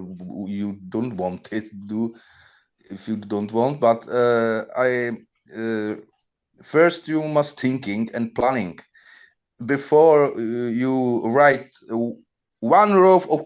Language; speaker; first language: English; non-native, learner; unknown